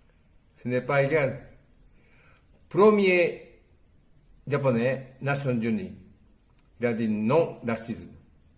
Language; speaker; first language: French; non-native, learner; Japanese